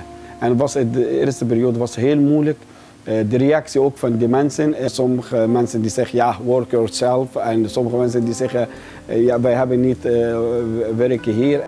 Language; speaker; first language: Dutch; non-native, fluent; Arabic